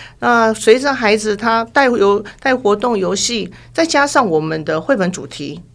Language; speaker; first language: Chinese; native; Chinese